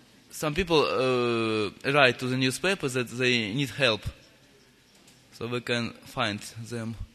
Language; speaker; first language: English; non-native, fluent; Russian